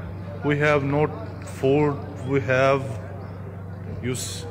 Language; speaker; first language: English; non-native, learner; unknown